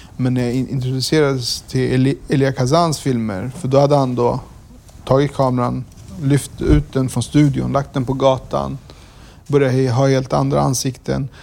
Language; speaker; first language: Swedish; early bilingual, other home language; Kurdish